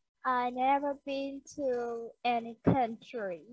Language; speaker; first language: English; non-native, learner; Vietnamese